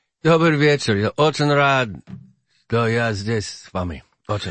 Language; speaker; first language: Russian; non-native, learner; English